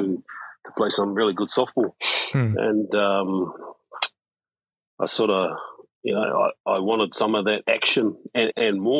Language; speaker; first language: English; native; English